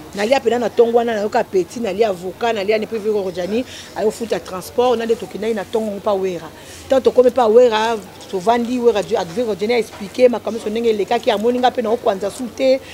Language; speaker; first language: Lingala; native; Lingala